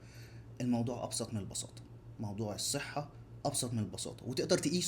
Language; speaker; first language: Arabic; native; Arabic